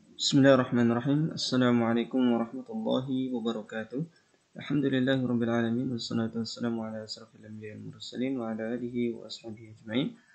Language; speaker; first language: Indonesian; native; Indonesian